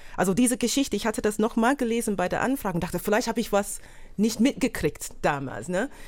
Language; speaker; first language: German; non-native, fluent; English